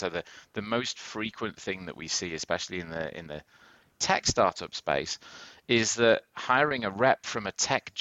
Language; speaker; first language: English; native; English